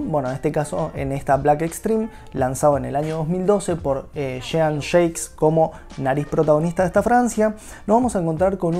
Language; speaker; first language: Spanish; native; Spanish